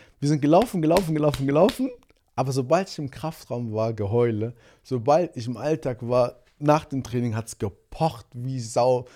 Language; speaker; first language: German; early bilingual, other home language; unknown